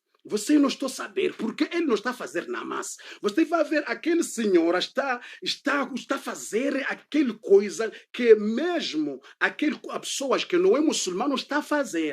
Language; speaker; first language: Portuguese; non-native, learner; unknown